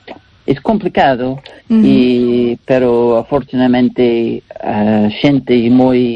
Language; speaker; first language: Spanish; non-native, learner; English